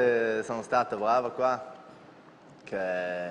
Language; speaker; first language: Italian; non-native, local second language; German